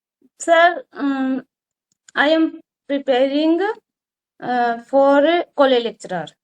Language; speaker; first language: English; non-native, learner; Hindi